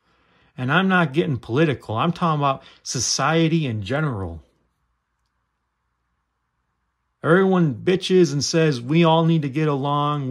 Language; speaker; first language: English; native; English